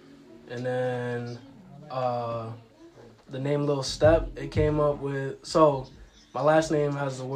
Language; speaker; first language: English; early bilingual, other home language; Ukrainian